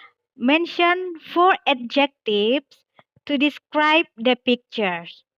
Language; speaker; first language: English; non-native, fluent; Indonesian